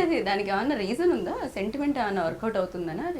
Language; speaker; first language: Telugu; native; Telugu